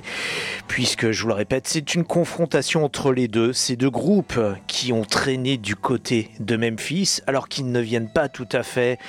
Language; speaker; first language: French; native; French